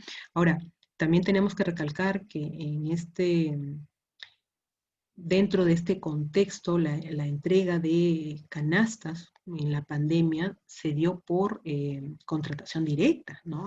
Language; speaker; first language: Spanish; native; Spanish